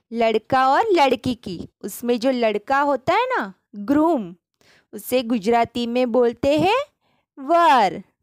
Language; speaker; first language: Hindi; non-native, local second language; Gujarati